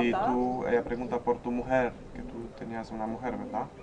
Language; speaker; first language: Spanish; non-native, learner; Polish